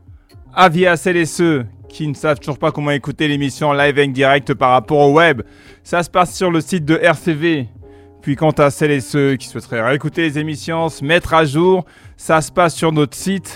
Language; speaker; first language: French; native; French